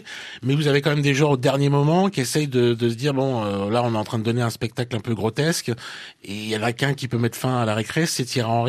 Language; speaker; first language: French; native; French